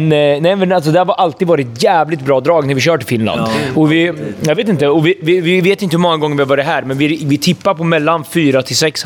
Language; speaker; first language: Swedish; native; Swedish